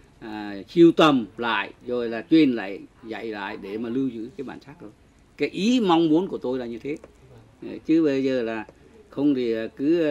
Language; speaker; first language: Vietnamese; non-native, local second language; Tày